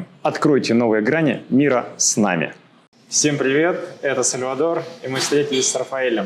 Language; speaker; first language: Russian; native; Russian